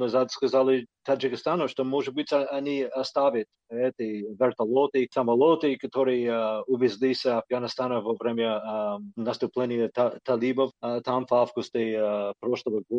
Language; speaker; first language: Russian; non-native, fluent; English